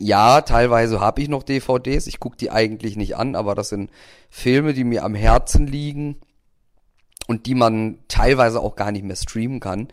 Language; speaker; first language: German; native; German